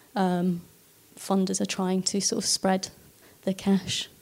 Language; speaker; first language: English; native; English